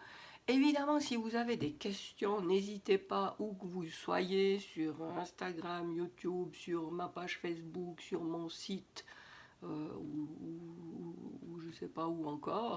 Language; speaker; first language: French; native; French